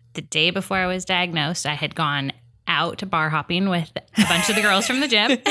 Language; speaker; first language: English; native; English